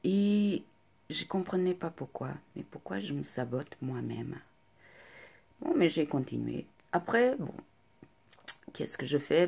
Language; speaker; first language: French; non-native, fluent; Portuguese